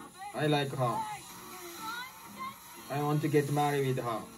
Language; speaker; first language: English; non-native, learner; Japanese